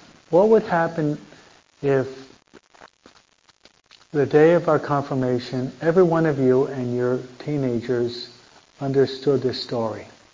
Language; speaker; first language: English; native; English